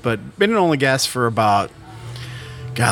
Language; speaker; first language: English; native; English